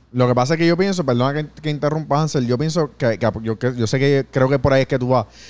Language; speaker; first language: Spanish; native; Spanish